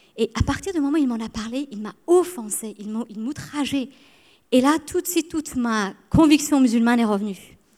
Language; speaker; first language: French; early bilingual, other home language; Persian